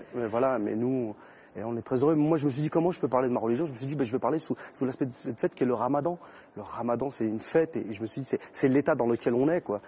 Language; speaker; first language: French; early bilingual, other home language; Arabic